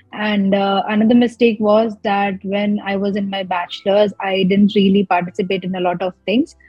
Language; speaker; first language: English; non-native, local second language; Gujarati